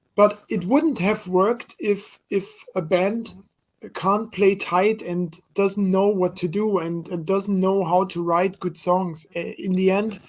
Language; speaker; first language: English; non-native, fluent; German